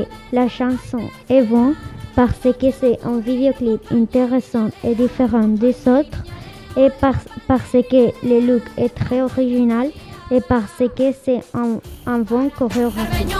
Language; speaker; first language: French; non-native, learner; Spanish